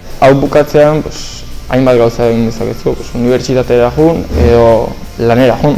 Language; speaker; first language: Basque; native; Basque